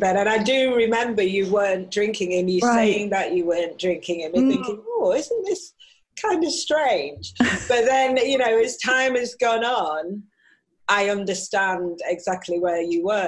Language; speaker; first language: English; native; English